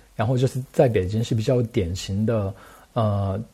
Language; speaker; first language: Chinese; non-native, fluent; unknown